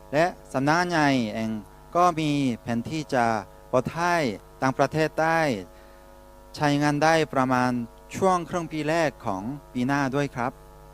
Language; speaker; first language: Thai; non-native, fluent; Korean